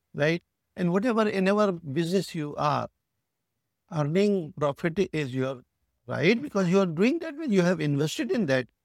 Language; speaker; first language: English; non-native, local second language; Urdu